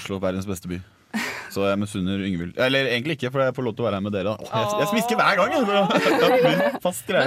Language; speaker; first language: Norwegian; native; Norwegian